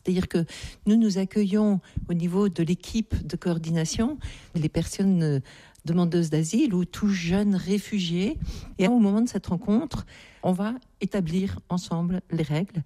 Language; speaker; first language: French; native; French